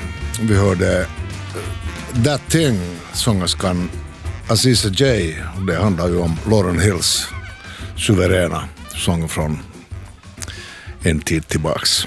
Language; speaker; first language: Swedish; native; Swedish